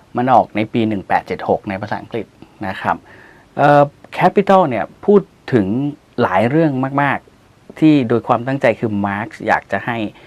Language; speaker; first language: Thai; native; Thai